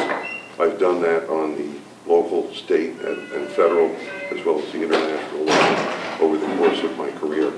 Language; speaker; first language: English; native; English